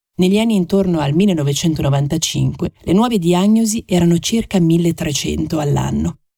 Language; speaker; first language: Italian; native; Italian